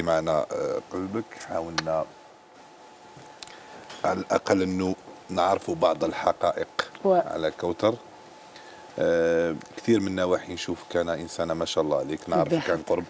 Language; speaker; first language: Arabic; native; Arabic